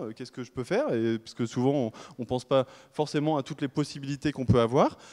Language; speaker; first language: French; native; French